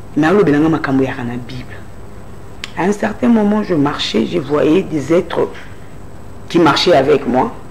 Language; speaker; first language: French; non-native, local second language; Lingala